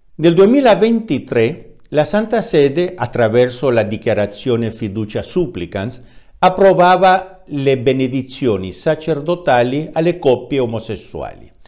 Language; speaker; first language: Italian; non-native, fluent; Spanish